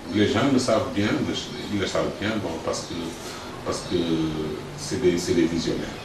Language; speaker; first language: French; non-native, local second language; Wolof